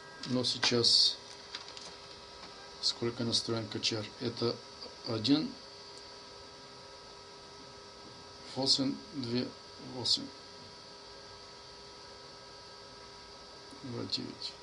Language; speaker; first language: Russian; non-native, learner; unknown